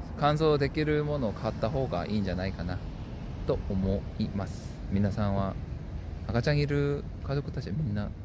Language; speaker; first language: Japanese; non-native, fluent; Korean